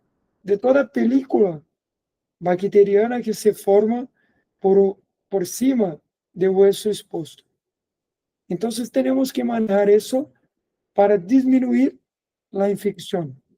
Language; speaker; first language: Spanish; non-native, fluent; Portuguese